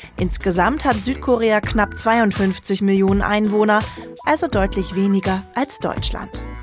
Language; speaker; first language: German; native; German